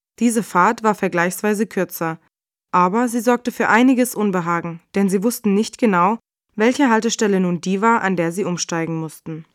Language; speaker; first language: German; native; German